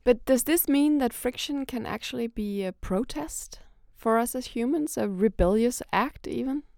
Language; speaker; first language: English; non-native, fluent; Danish